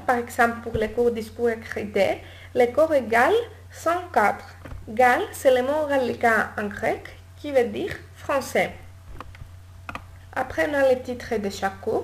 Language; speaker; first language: French; non-native, learner; Greek